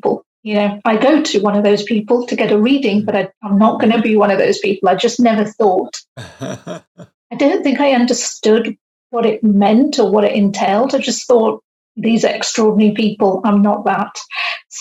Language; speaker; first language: English; native; English